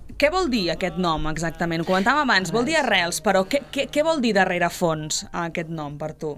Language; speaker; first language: Catalan; native; Catalan